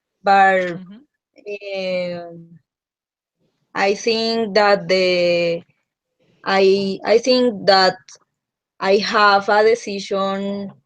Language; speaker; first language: English; non-native, learner; Spanish